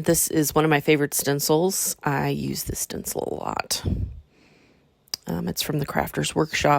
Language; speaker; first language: English; native; English